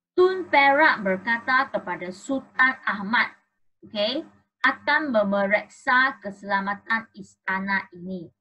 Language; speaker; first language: Malay; non-native, local second language; Chinese